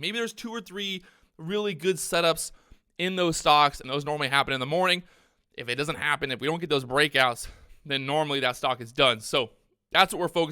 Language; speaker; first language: English; native; English